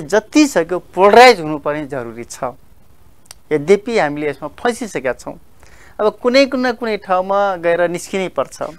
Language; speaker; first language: Nepali; non-native, local second language; Dangaura Tharu